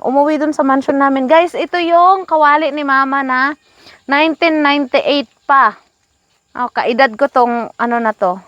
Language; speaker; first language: Filipino; non-native, local second language; Hiligaynon